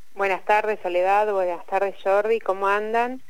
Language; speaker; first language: Spanish; native; Spanish